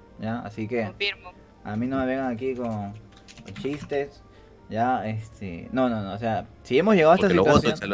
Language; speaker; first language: Spanish; native; Spanish